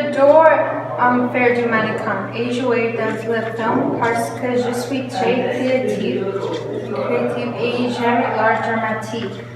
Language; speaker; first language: French; non-native, learner; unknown